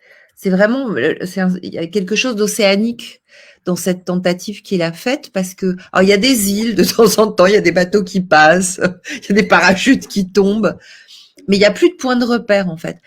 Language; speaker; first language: French; native; French